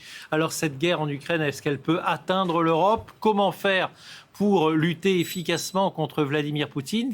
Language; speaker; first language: French; native; French